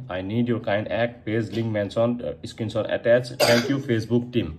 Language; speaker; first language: English; non-native, local second language; Assamese